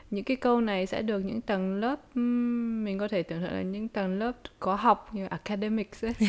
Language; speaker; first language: Vietnamese; early bilingual, heritage; Vietnamese